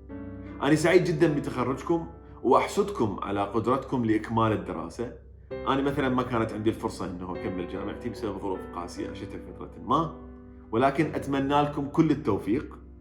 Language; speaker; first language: Arabic; native; Arabic